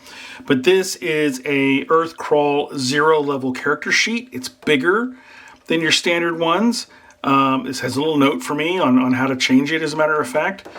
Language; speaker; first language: English; native; English